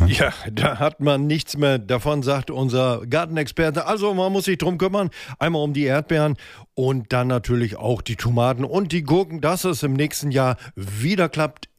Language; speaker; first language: German; native; German